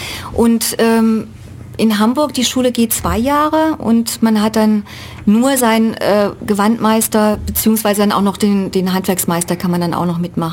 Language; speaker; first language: German; native; German